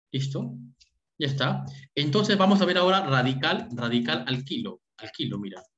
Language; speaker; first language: Spanish; native; Spanish